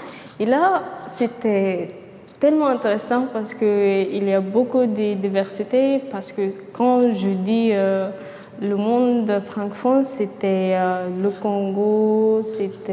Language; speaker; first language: French; non-native, fluent; Arabic